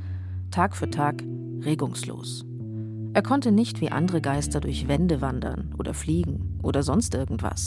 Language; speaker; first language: German; native; German